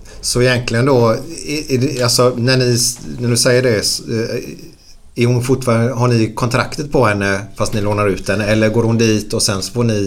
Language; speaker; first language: Swedish; native; Swedish